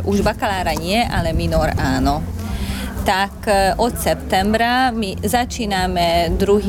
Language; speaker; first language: Slovak; non-native, local second language; Hungarian